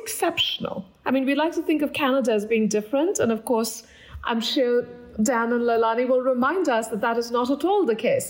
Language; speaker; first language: English; non-native, local second language; Bangla